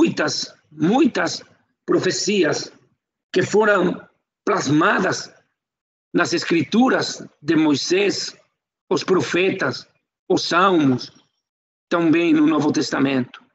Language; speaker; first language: Portuguese; non-native, fluent; Spanish